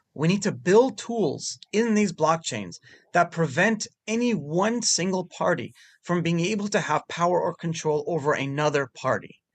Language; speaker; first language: English; early bilingual, other home language; Hebrew